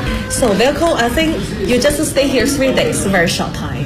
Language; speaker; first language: English; non-native, learner; Chinese